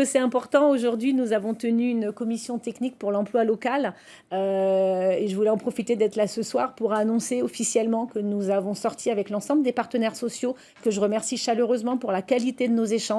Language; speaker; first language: French; native; French